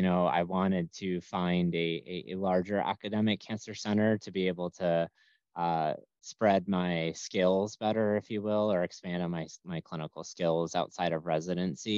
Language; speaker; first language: English; native; English